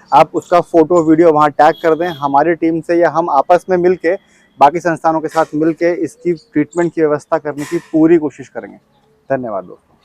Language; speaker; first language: Hindi; non-native, local second language; Gujarati